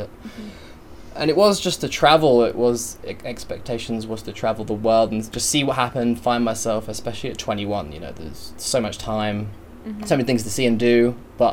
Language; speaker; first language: English; native; English